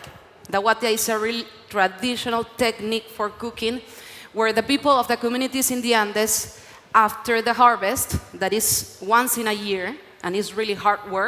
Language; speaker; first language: English; non-native, learner; Spanish